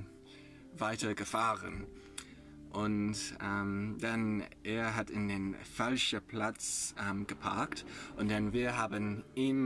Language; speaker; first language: German; non-native, learner; English